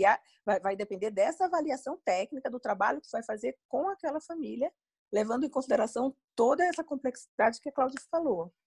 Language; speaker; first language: Portuguese; native; Portuguese